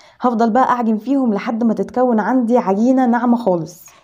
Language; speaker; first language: Arabic; native; Arabic